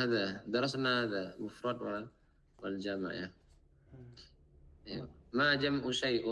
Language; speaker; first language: Arabic; non-native, fluent; Indonesian